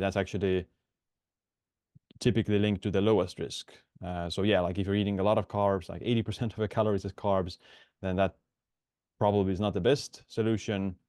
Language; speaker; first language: English; non-native, fluent; Estonian